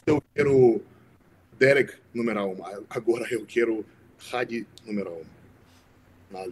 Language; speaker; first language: Portuguese; non-native, learner; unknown